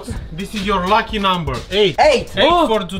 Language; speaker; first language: English; non-native, learner; Romanian